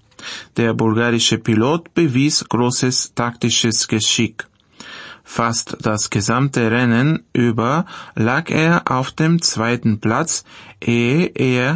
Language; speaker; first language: German; non-native, fluent; Bulgarian